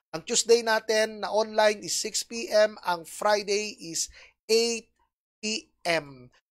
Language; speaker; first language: Filipino; native; Filipino